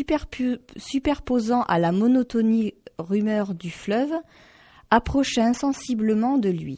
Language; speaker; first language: French; native; French